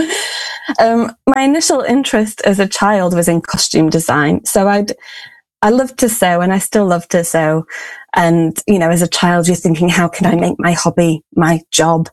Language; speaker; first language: English; native; English